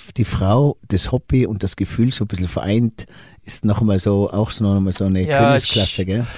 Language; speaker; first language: German; native; German